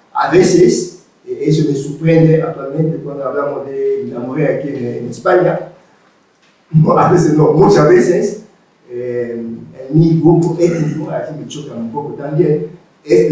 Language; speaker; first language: Spanish; non-native, fluent; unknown